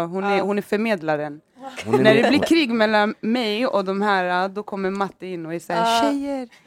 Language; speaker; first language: Swedish; native; Swedish